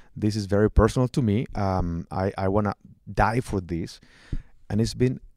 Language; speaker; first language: English; non-native, fluent; Spanish